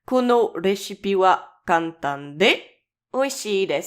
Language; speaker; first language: Japanese; non-native, learner; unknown